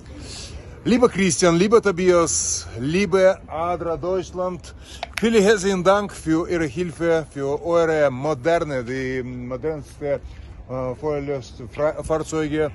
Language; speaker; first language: German; non-native, fluent; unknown